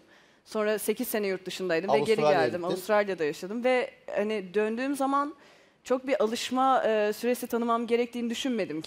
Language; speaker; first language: Turkish; non-native, local second language; English